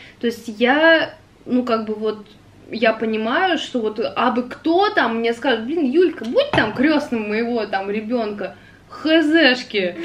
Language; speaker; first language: Russian; native; Russian